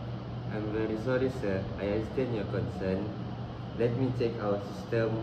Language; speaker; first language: English; non-native, fluent; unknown